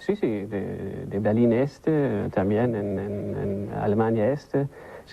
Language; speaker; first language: Spanish; non-native, learner; German